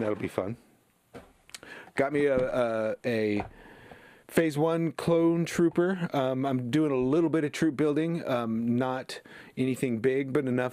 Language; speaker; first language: English; native; English